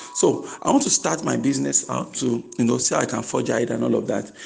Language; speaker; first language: English; non-native, local second language; Yoruba